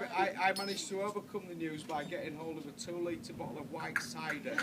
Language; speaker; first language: English; native; English